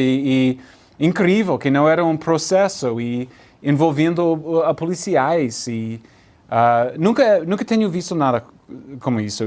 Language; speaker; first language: Portuguese; non-native, learner; English